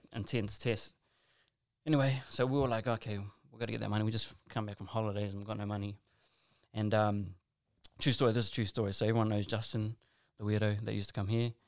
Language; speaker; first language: English; native; English